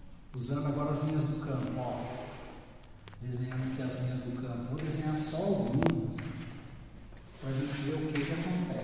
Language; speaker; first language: Portuguese; native; Portuguese